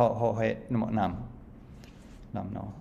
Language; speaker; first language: Vietnamese; non-native, learner; English